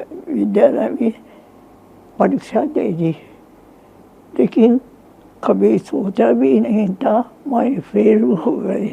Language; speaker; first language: Hindi; non-native, fluent; Japanese